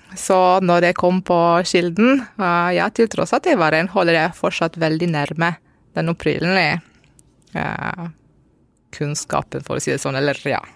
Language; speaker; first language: Norwegian; non-native, fluent; Romanian